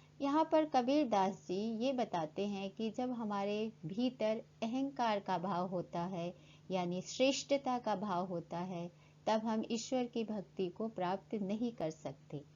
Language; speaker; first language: Hindi; native; Hindi